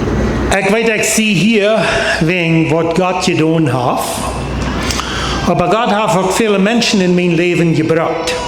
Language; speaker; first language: German; non-native, learner; Plautdietsch